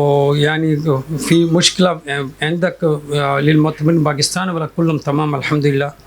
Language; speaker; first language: Arabic; non-native, fluent; Urdu